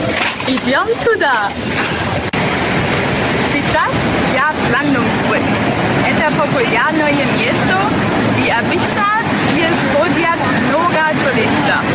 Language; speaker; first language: Russian; non-native, learner; German